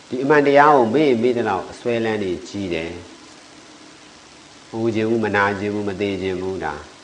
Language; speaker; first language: Burmese; native; Burmese